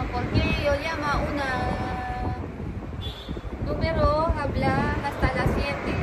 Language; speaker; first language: Spanish; non-native, learner; Filipino